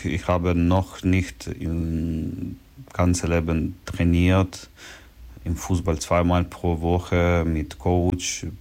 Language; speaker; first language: German; non-native, learner; Ukrainian